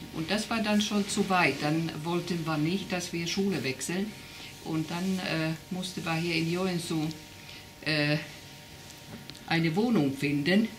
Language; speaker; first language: German; non-native, fluent; Finnish